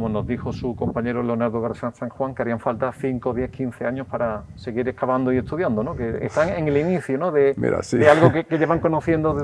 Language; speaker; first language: Spanish; native; Spanish